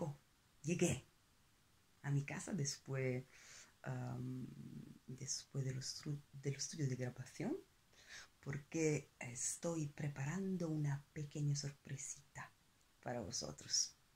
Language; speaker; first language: Spanish; non-native, learner; Italian